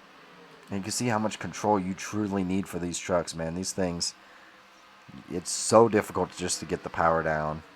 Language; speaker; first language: English; native; English